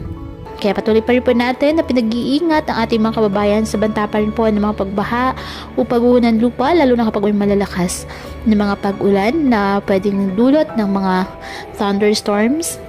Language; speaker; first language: Filipino; non-native, local second language; Masbatenyo